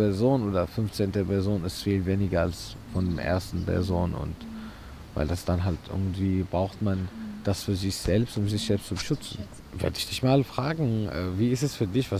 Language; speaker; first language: German; non-native, fluent; Arabic